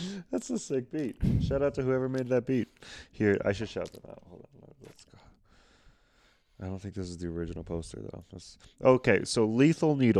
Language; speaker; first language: English; early bilingual, other home language; Spanish